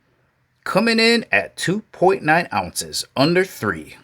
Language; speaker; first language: English; native; English